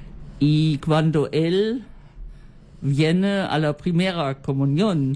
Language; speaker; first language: Spanish; non-native, learner; German